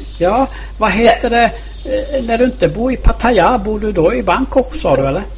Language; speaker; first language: Swedish; native; Swedish